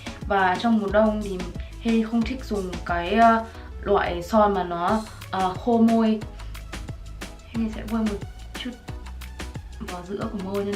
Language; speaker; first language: Vietnamese; early bilingual, heritage; Vietnamese